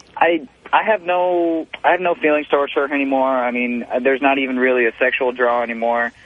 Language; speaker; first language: English; native; English